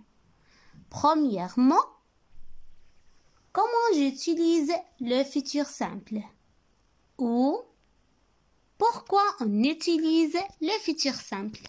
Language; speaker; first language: French; non-native, local second language; Arabic